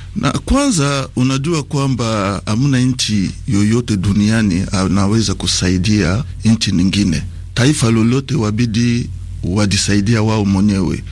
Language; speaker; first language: Swahili; non-native, fluent; Sango